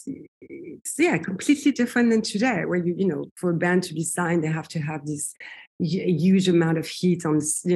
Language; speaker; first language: English; non-native, fluent; French